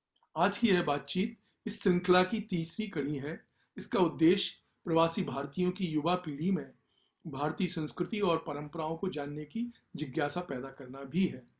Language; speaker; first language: Hindi; native; Hindi